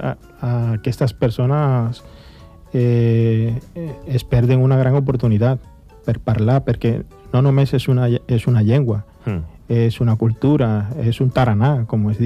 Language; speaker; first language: Catalan; non-native, fluent; Spanish